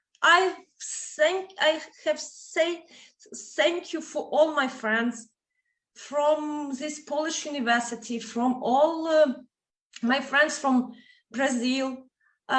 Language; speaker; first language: English; non-native, fluent; Ukrainian